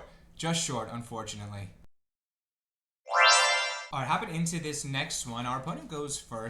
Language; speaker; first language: English; native; English